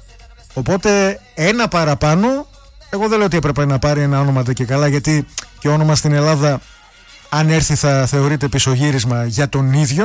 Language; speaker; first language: Greek; native; Greek